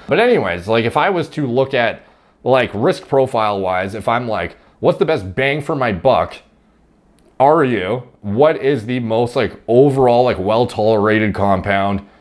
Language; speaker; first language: English; native; English